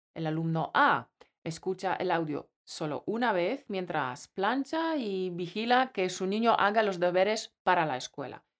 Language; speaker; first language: Spanish; non-native, fluent; Polish